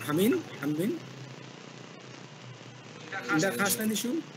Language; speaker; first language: Persian; non-native, learner; Hindi